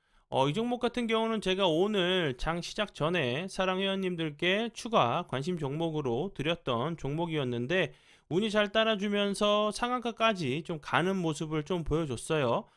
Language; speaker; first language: Korean; native; Korean